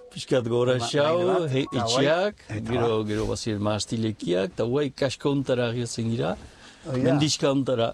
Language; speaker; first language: Basque; native; Basque